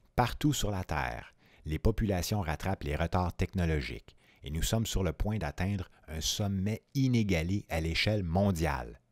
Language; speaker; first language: French; native; French